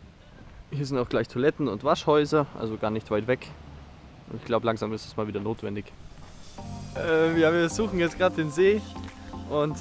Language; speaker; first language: German; native; German